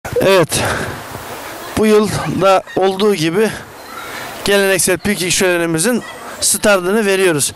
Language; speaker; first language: Turkish; native; Turkish